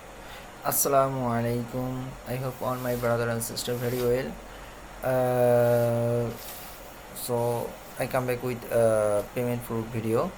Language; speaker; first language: English; non-native, learner; Bangla